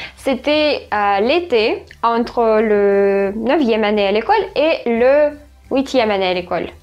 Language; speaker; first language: French; non-native, fluent; Russian